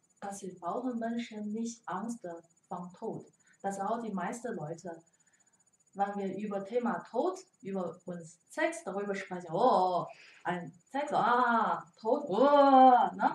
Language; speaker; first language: German; non-native, learner; Chinese